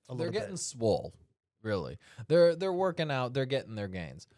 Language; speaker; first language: English; native; English